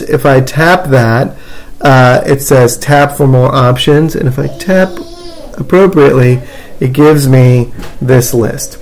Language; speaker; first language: English; native; English